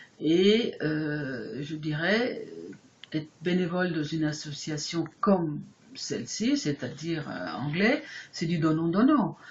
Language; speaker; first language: French; non-native, fluent; German